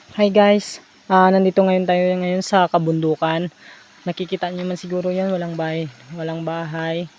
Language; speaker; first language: Filipino; non-native, local second language; Hiligaynon